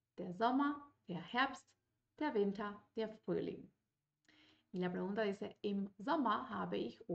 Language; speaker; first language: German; non-native, fluent; Spanish